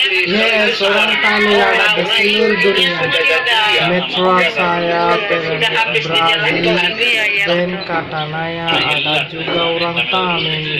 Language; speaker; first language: Indonesian; non-native, learner; Bangla